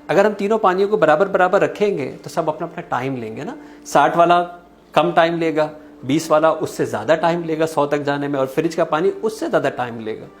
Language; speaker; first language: Urdu; native; Urdu